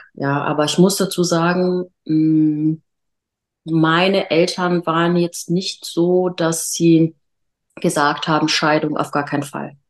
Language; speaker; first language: German; early bilingual, other home language; Arabic